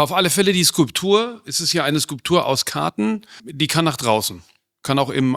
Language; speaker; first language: German; native; German